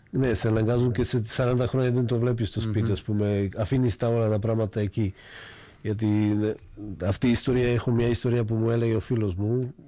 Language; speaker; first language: Greek; non-native, fluent; Slovak